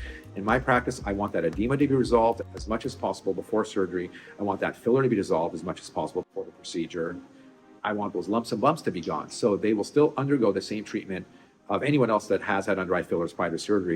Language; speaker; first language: English; native; English